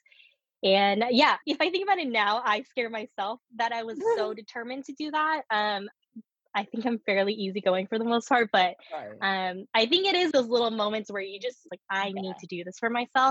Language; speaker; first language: English; early bilingual, other home language; Korean